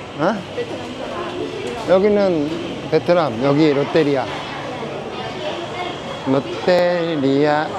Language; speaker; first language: Korean; native; Korean